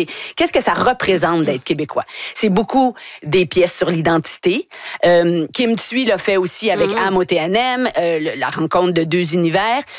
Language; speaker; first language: French; native; French